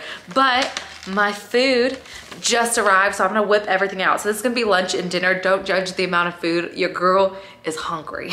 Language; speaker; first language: English; native; English